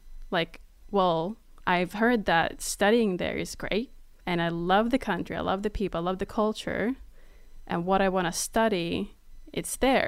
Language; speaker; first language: English; non-native, fluent; Swedish